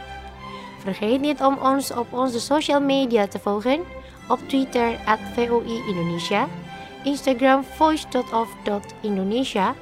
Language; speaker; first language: Dutch; non-native, fluent; Indonesian